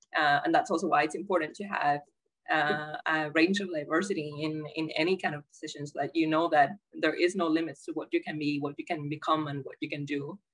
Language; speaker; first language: English; non-native, fluent; Spanish